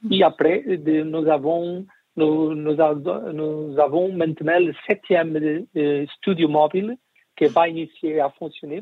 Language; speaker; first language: French; non-native, learner; Portuguese